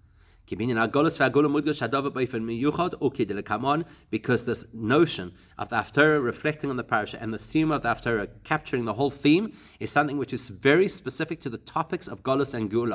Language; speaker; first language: English; native; English